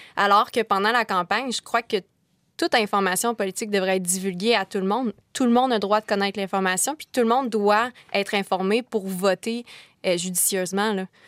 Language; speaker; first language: French; native; French